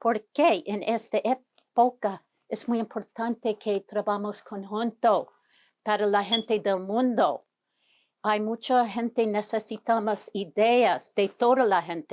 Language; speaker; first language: Spanish; non-native, learner; English